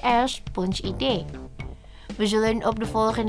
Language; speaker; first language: Dutch; non-native, fluent; Indonesian